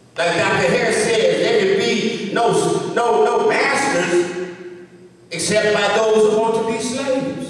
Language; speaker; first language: English; native; English